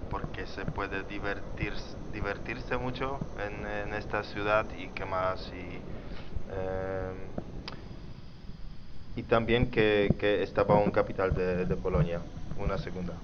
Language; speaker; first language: Spanish; non-native, learner; Polish